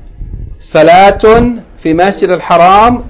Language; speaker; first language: Arabic; non-native, fluent; English